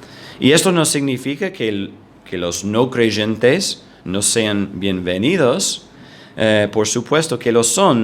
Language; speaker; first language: Spanish; non-native, fluent; English